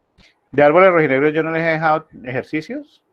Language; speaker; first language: Spanish; native; Spanish